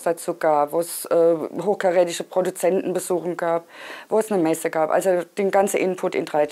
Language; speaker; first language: German; native; German